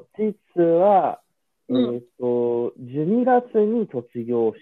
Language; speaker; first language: Japanese; non-native, learner; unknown